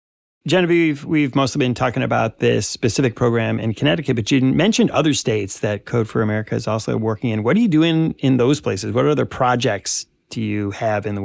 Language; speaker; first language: English; native; English